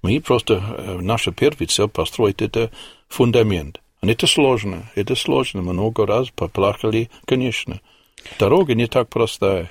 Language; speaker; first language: Russian; non-native, learner; English